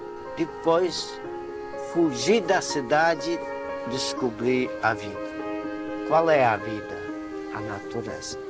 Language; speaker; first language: Portuguese; non-native, fluent; Polish